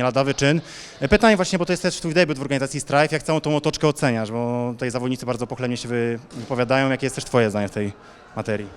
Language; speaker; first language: Polish; native; Polish